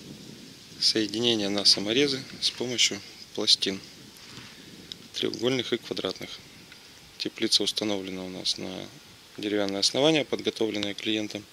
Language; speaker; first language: Russian; native; Russian